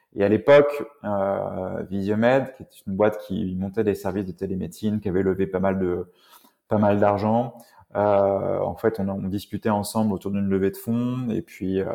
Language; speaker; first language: French; native; French